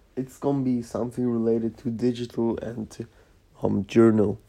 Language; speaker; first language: English; non-native, fluent; Polish